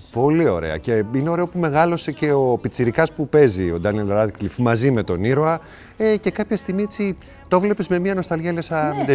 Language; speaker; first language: Greek; native; Greek